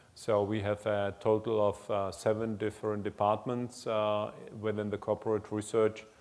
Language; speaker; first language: English; non-native, fluent; German